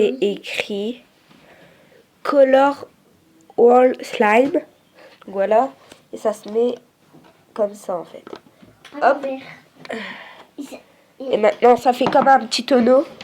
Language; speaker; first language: French; native; French